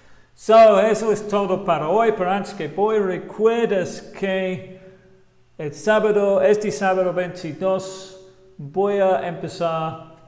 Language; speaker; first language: Spanish; non-native, fluent; English